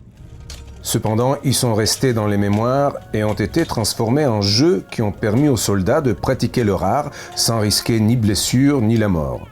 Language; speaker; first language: French; native; French